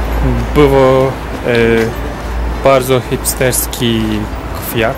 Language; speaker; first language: Polish; non-native, learner; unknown